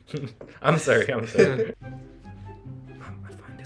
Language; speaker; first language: English; non-native, learner; Korean